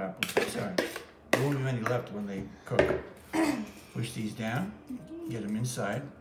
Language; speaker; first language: English; native; English